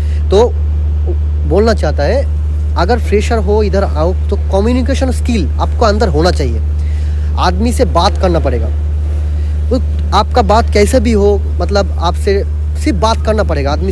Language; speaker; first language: Hindi; non-native, local second language; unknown